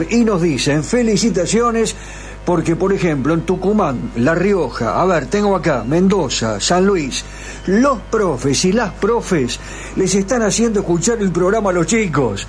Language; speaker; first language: Spanish; native; Spanish